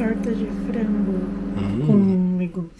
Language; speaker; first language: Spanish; non-native, learner; Portuguese